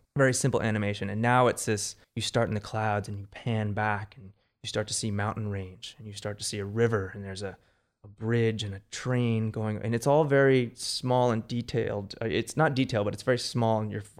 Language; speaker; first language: English; native; English